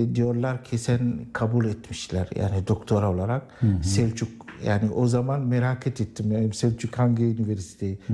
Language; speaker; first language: Turkish; non-native, learner; Arabic